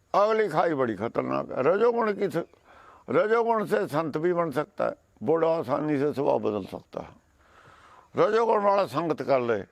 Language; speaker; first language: Hindi; non-native, local second language; Punjabi